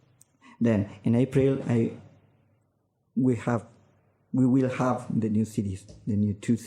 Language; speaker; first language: English; non-native, learner; Spanish